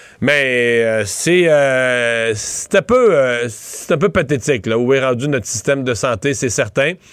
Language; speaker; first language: French; native; French